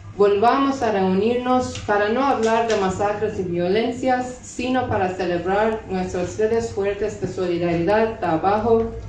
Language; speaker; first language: Spanish; non-native, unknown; Persian